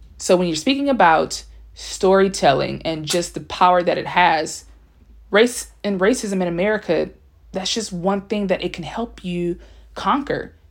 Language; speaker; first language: English; native; English